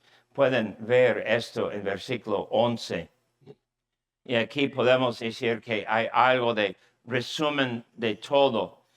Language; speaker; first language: Spanish; non-native, fluent; English